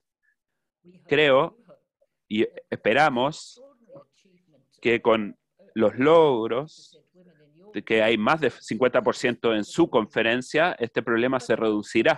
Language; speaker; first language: Spanish; non-native, fluent; English